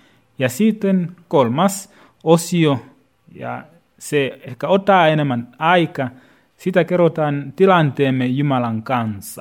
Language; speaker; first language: Finnish; non-native, fluent; Swahili